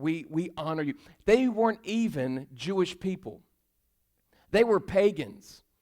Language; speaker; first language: English; native; English